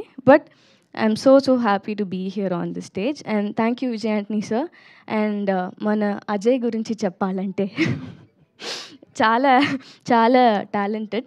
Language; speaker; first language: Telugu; non-native, learner; Tamil